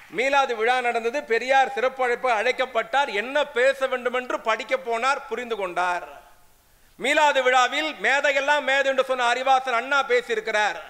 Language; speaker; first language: Tamil; non-native, local second language; Urdu